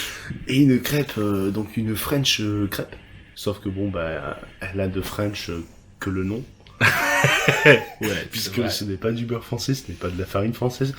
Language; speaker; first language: French; native; French